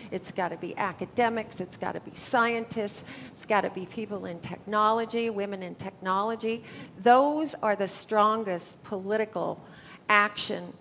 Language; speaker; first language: English; native; English